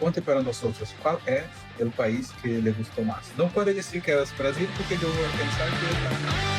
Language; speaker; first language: Spanish; non-native, fluent; Portuguese